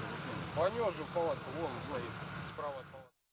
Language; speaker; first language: Russian; native; Russian